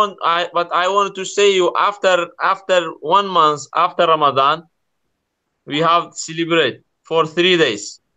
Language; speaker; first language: English; non-native, learner; Kurdish